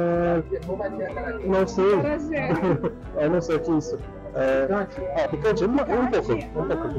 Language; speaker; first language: Portuguese; non-native, learner; Russian